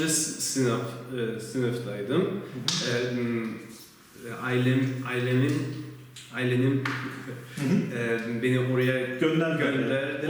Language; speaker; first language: Turkish; early bilingual, heritage; Turkish